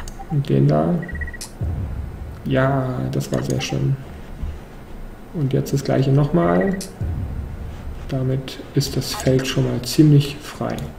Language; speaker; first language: German; native; German